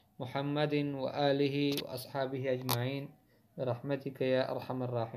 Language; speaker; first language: Arabic; non-native, fluent; Hindi